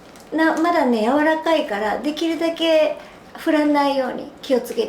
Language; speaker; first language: Japanese; native; Japanese